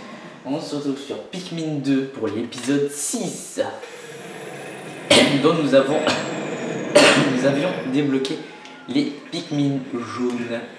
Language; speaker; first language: French; native; French